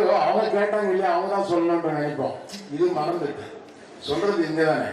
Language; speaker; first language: Tamil; native; Tamil